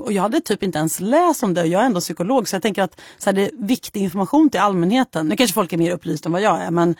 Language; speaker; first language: Swedish; native; Swedish